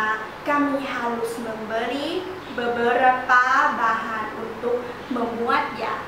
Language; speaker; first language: Indonesian; non-native, learner; Thai